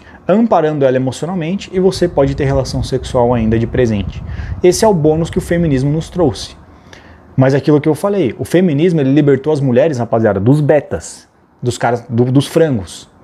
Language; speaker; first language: Portuguese; native; Portuguese